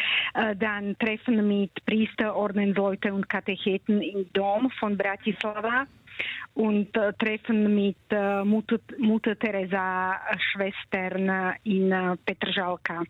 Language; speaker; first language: German; non-native, fluent; Slovak